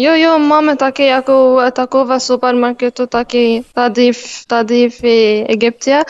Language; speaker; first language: Czech; non-native, learner; Arabic